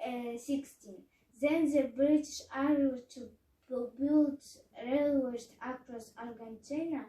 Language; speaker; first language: English; non-native, learner; Kazakh